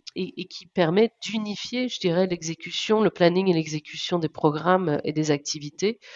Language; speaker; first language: French; native; French